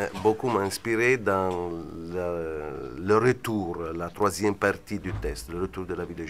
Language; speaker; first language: French; non-native, fluent; Italian